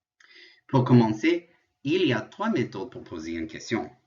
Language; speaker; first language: French; non-native, fluent; English